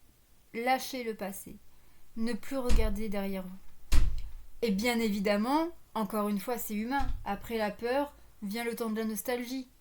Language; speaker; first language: French; native; French